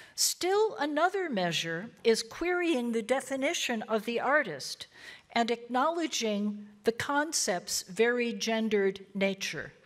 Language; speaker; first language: English; native; English